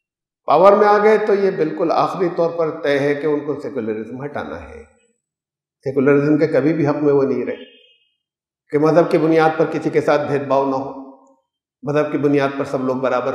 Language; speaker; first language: Urdu; native; Urdu